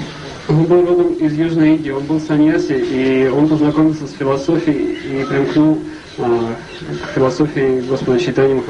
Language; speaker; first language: Russian; native; Russian